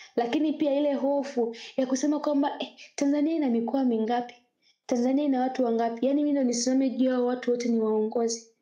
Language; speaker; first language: Swahili; native; Swahili